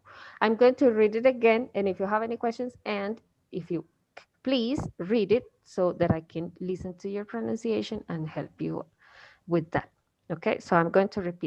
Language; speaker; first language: English; non-native, fluent; Spanish